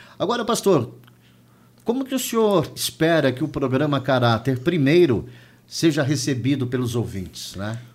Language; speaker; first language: Portuguese; native; Portuguese